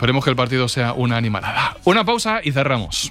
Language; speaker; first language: Spanish; native; Spanish